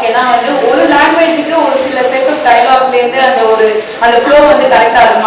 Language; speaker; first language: Tamil; native; Tamil